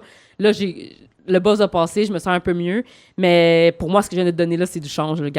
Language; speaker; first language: French; native; French